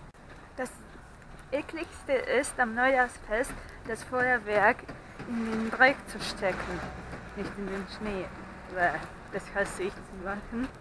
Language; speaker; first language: German; non-native, fluent; Russian